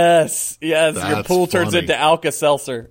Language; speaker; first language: English; native; English